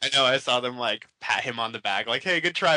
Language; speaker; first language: English; native; English